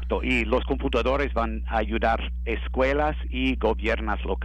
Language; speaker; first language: Spanish; non-native, learner; English